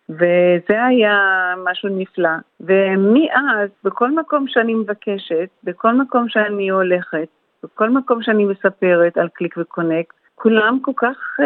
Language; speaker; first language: Hebrew; early bilingual, heritage; Hebrew